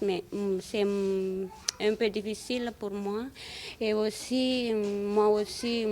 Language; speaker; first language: French; non-native, learner; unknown